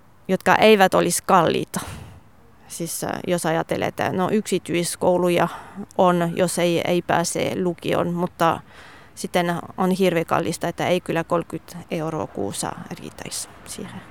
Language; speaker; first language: Finnish; non-native, fluent; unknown